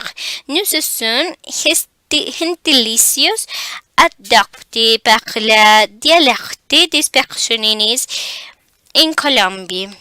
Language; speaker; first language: French; non-native, learner; Spanish